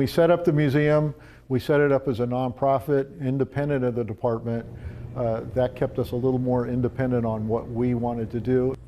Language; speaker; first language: English; native; English